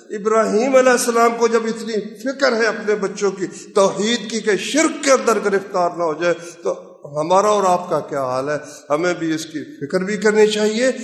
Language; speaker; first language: Urdu; non-native, local second language; Punjabi